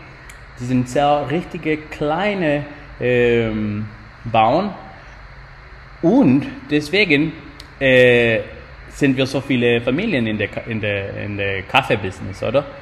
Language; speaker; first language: German; non-native, fluent; Spanish